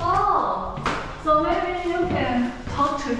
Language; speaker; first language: English; non-native, learner; Chinese